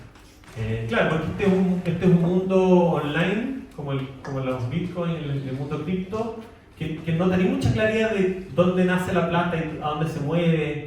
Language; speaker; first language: Spanish; native; Spanish